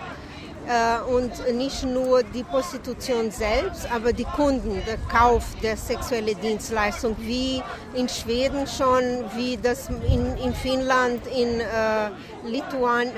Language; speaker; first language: German; non-native, fluent; Portuguese